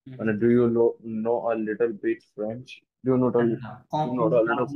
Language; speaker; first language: English; non-native, learner; Bangla